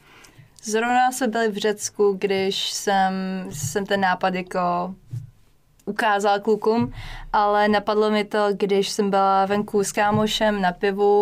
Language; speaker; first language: Czech; non-native, fluent; English